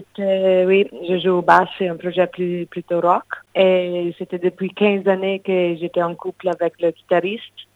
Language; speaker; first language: French; non-native, fluent; English